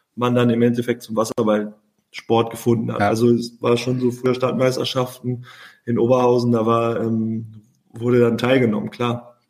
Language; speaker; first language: German; native; German